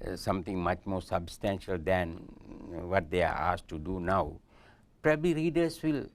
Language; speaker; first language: English; non-native, local second language; Sinhala